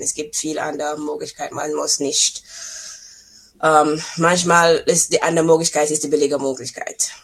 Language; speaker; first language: German; non-native, fluent; English